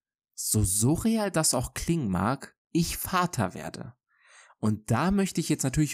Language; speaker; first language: German; native; German